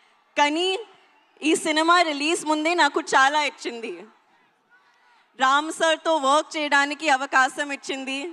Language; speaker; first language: Telugu; non-native, local second language; Hindi